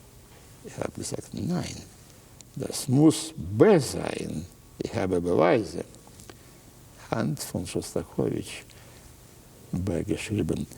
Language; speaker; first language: German; non-native, fluent; Russian